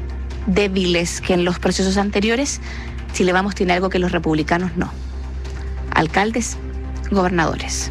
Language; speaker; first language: Spanish; native; Spanish